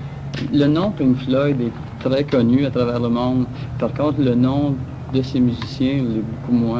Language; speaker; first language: French; native; French